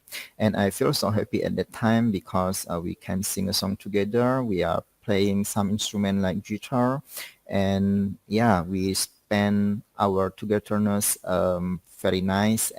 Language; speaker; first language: English; non-native, learner; Indonesian